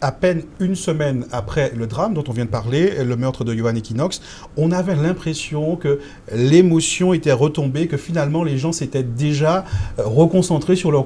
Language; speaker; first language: French; native; French